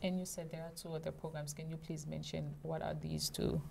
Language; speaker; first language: English; non-native, fluent; Haitian Creole